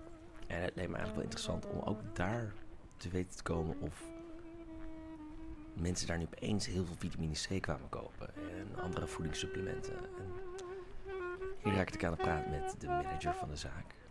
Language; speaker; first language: Dutch; native; Dutch